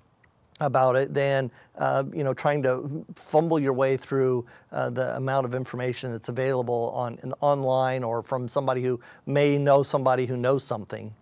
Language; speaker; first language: English; native; English